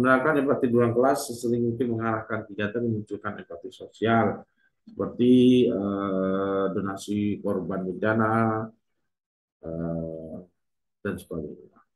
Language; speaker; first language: Indonesian; native; Indonesian